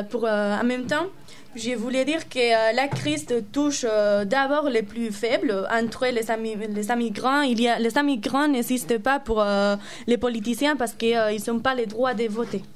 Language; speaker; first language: French; non-native, fluent; Spanish